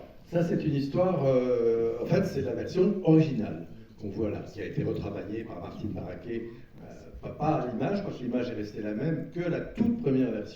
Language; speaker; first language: French; native; French